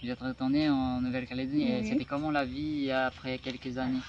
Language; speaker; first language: French; non-native, learner; Indonesian